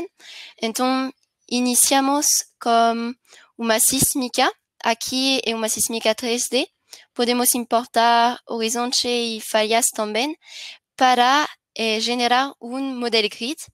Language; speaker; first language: Spanish; non-native, learner; French